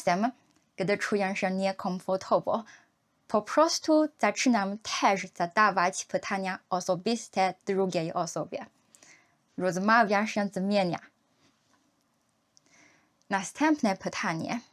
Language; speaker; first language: Polish; non-native, learner; Chinese